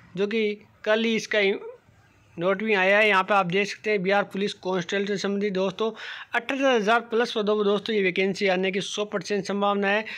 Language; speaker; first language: Hindi; native; Hindi